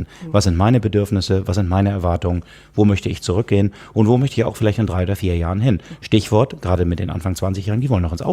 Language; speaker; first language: German; native; German